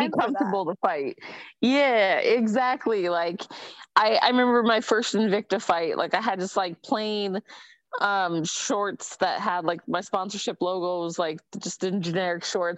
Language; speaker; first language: English; native; English